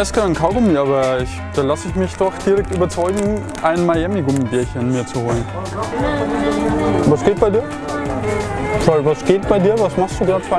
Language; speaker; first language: German; native; German